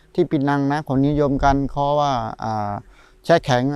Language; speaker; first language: Thai; non-native, fluent; Malay